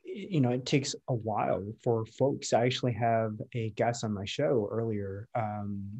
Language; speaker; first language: English; native; English